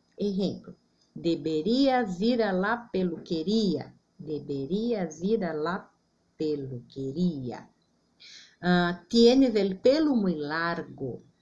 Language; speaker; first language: Spanish; non-native, fluent; Portuguese